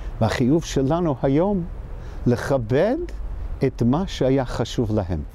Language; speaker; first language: Hebrew; non-native, fluent; English